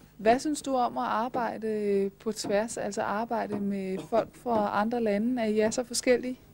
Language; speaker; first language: Danish; native; Danish